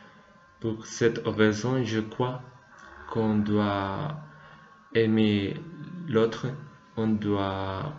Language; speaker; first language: French; non-native, learner; Spanish